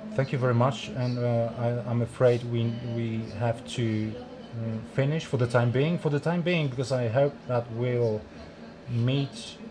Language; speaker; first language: English; non-native, fluent; Polish